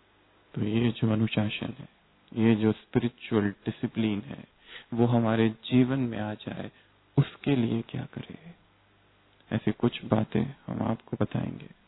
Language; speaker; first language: Hindi; native; Hindi